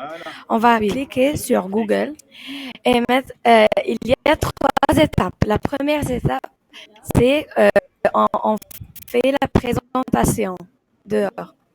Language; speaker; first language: French; non-native, learner; Arabic